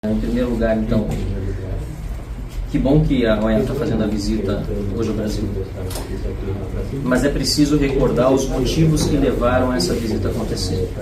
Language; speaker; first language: Portuguese; native; Portuguese